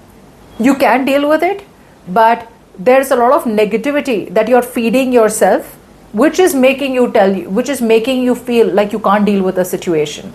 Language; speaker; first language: English; non-native, local second language; Hindi